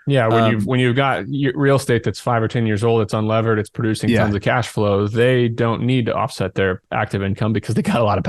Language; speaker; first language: English; native; English